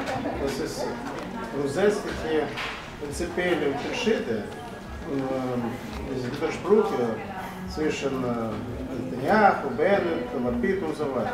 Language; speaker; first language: German; non-native, learner; Russian